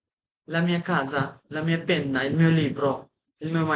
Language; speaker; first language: Italian; non-native, fluent; Bangla